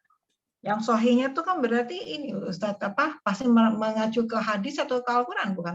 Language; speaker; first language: Indonesian; native; Indonesian